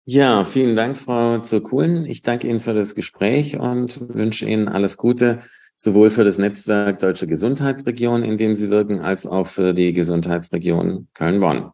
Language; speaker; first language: German; native; German